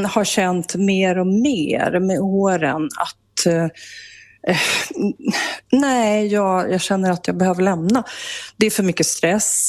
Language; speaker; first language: Swedish; native; Swedish